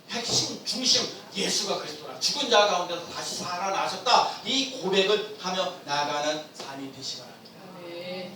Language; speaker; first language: Korean; native; Korean